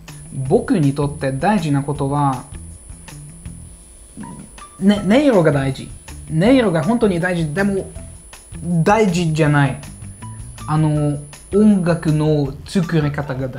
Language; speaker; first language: Japanese; non-native, fluent; Hungarian